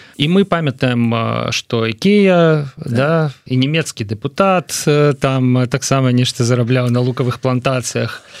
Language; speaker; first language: Belarusian; non-native, local second language; Russian